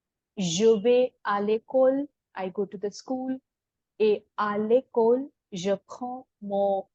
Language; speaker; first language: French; non-native, fluent; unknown